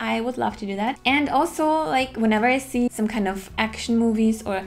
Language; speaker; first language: English; non-native, fluent; German